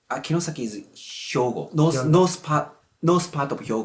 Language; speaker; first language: English; non-native, learner; Japanese